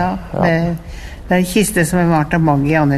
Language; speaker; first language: Norwegian; native; Norwegian